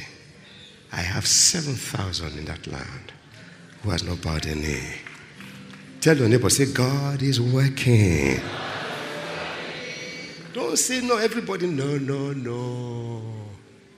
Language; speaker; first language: English; non-native, local second language; Yoruba